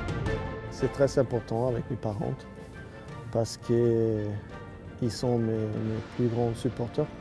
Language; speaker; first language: French; non-native, learner; Swedish